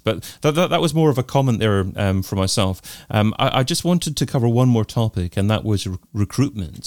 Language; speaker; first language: English; native; English